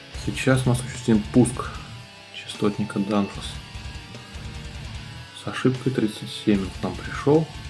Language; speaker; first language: Russian; native; Russian